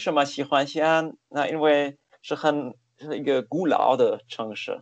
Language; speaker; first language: Chinese; non-native, fluent; German